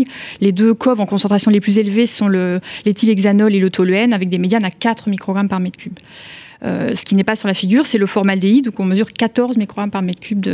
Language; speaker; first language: French; native; French